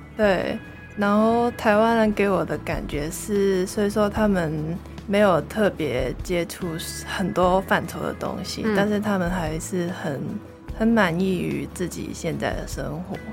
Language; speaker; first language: Chinese; non-native, local second language; Cantonese